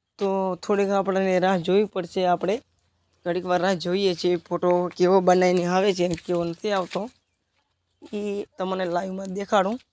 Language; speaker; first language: Gujarati; native; Gujarati